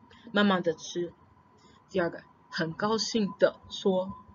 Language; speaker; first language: Chinese; non-native, fluent; English